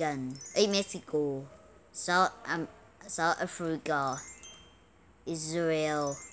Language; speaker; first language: English; non-native, learner; Thai